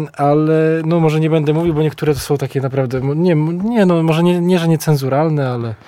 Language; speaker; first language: Polish; native; Polish